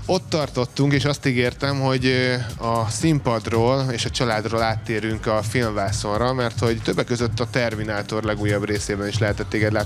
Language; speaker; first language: Hungarian; native; Hungarian